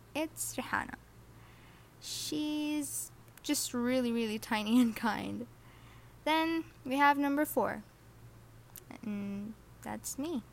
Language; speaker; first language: English; non-native, fluent; Arabic